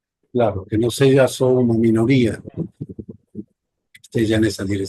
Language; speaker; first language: Portuguese; non-native, fluent; Spanish